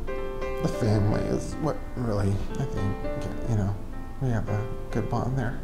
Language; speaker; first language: English; native; English